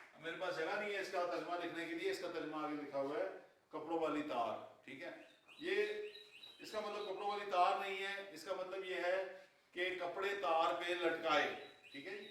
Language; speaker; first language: Urdu; non-native, local second language; Punjabi